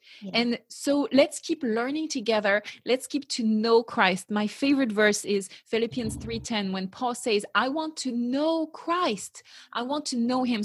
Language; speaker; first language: English; non-native, fluent; French